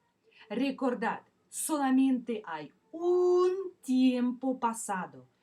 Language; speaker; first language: Spanish; non-native, fluent; Russian